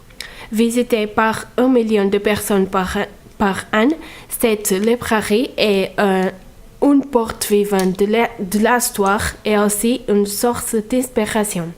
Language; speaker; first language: French; non-native, fluent; Portuguese